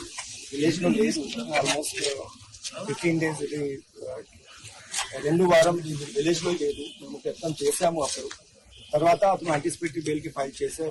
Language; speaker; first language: Telugu; non-native, local second language; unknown